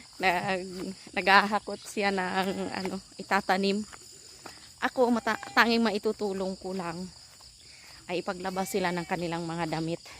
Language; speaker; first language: Filipino; non-native, local second language; Cebuano